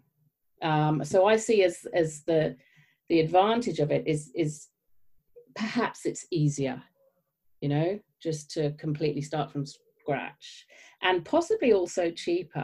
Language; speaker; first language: English; native; English